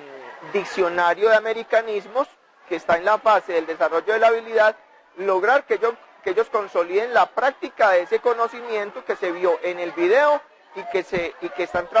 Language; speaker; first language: Spanish; native; Spanish